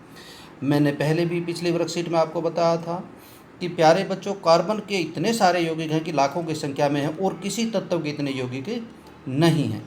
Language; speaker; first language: Hindi; native; Hindi